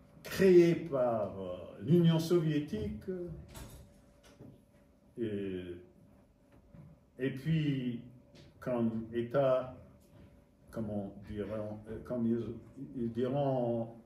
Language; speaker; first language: French; non-native, fluent; English